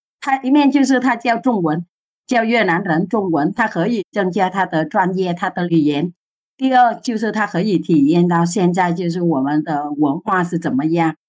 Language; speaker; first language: Chinese; non-native, fluent; Vietnamese